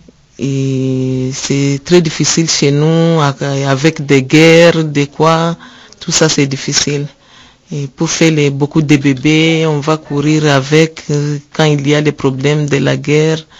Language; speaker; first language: French; non-native, learner; Rundi